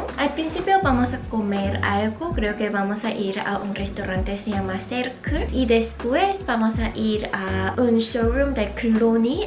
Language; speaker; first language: Spanish; non-native, local second language; Korean